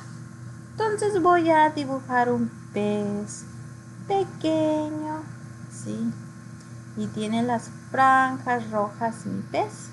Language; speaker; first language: Spanish; early bilingual, heritage; Spanish